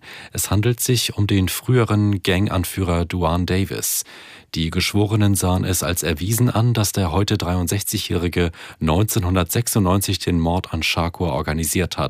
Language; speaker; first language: German; native; German